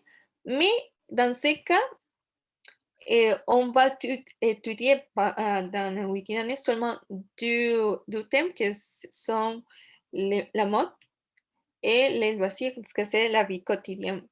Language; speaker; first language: French; non-native, fluent; Spanish